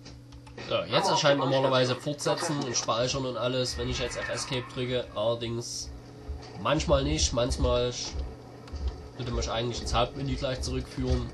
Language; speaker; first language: German; native; German